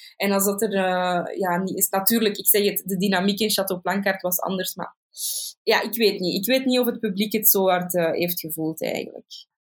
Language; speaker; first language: Dutch; native; Dutch